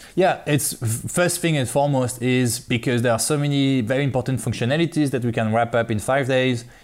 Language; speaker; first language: English; non-native, fluent; French